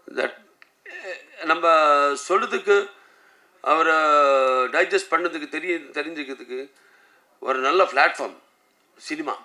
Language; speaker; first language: Tamil; non-native, local second language; Telugu